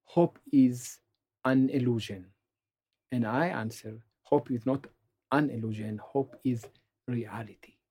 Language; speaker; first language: English; non-native, learner; Amharic